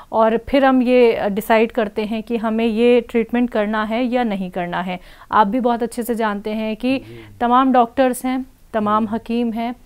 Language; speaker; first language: Hindi; native; Hindi